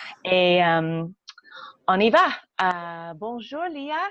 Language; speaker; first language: French; non-native, learner; English